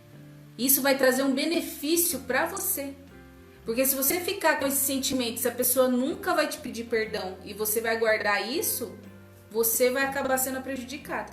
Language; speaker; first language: Portuguese; native; Portuguese